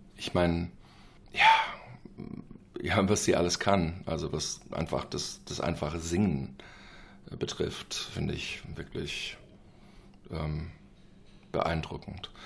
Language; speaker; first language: German; non-native, fluent; English